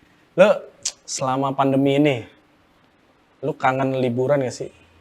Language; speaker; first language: Indonesian; native; Indonesian